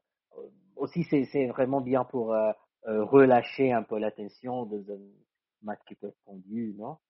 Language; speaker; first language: French; non-native, fluent; Italian